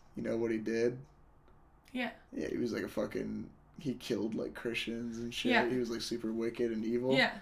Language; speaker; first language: English; early bilingual, other home language; Italian